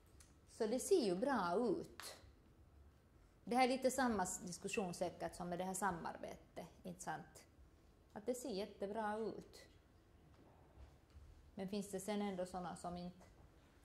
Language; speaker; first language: Swedish; native; Swedish